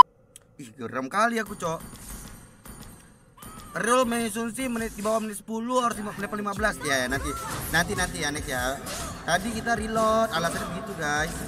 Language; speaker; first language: Indonesian; native; Indonesian